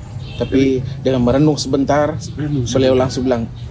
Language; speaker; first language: Indonesian; native; Indonesian